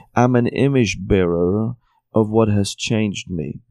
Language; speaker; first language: English; non-native, fluent; Arabic